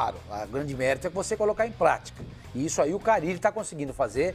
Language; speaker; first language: Portuguese; native; Portuguese